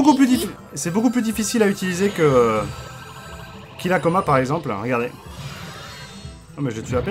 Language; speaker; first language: French; native; French